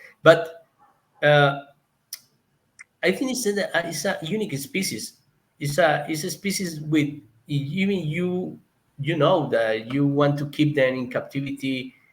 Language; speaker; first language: English; non-native, learner; Spanish